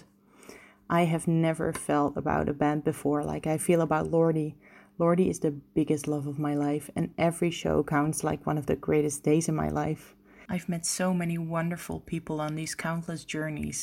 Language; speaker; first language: English; non-native, fluent; French